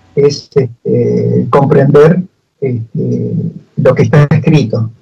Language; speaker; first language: Spanish; native; Spanish